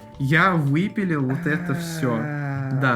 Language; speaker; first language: Russian; native; Russian